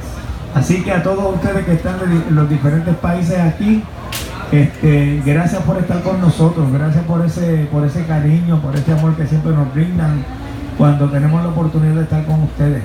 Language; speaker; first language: Spanish; native; Spanish